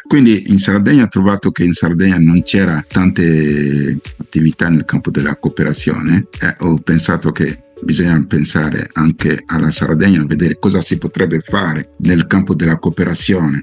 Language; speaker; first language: Italian; non-native, fluent; Fon